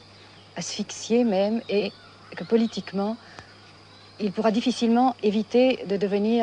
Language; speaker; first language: French; native; French